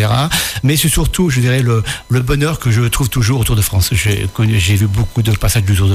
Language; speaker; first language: French; native; French